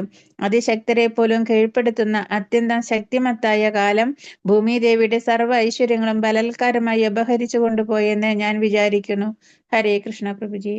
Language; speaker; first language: Malayalam; native; Malayalam